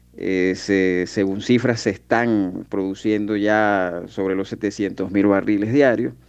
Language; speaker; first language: Spanish; native; Spanish